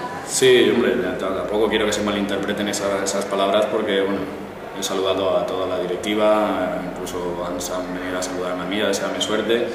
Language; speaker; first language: Spanish; native; Spanish